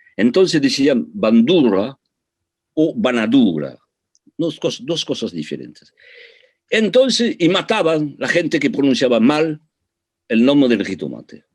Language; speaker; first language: Spanish; early bilingual, heritage; Spanish